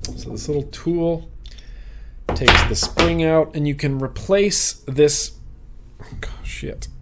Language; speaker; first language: English; native; English